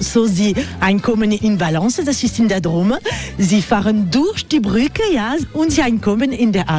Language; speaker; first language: German; non-native, learner; French